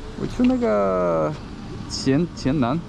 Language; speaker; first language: Chinese; non-native, fluent; Russian